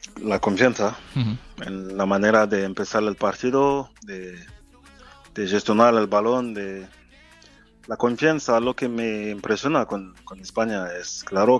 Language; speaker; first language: Spanish; non-native, fluent; French